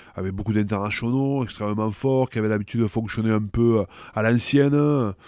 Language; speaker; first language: French; native; French